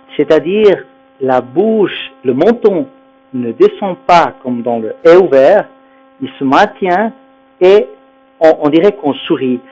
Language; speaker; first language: French; non-native, fluent; Spanish